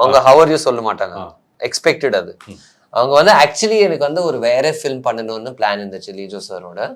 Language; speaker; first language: Tamil; non-native, fluent; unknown